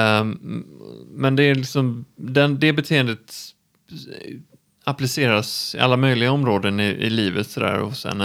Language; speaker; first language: Swedish; native; Swedish